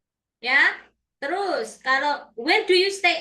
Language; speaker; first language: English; non-native, fluent; Indonesian